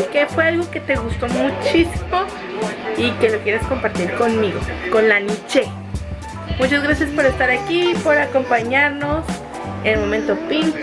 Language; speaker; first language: Spanish; native; Spanish